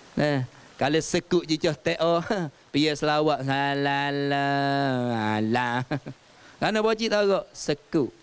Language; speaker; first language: Malay; native; Malay